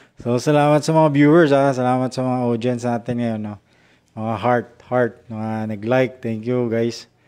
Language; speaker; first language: Filipino; non-native, local second language; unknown